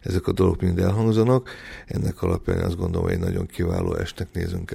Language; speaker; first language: Hungarian; native; Hungarian